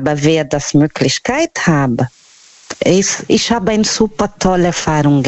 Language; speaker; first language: German; non-native, fluent; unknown